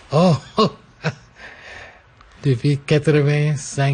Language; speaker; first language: French; non-native, local second language; English